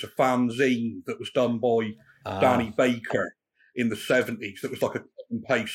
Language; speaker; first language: English; native; English